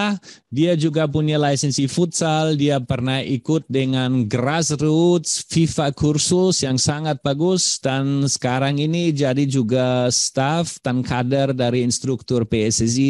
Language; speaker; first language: Indonesian; non-native, fluent; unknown